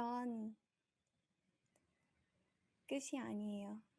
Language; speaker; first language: Korean; early bilingual, heritage; Korean